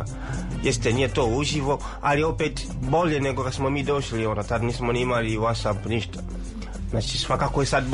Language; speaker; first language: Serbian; non-native, learner; Swahili